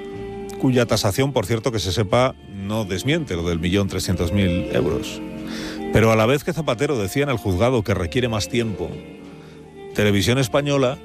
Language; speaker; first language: Spanish; native; Spanish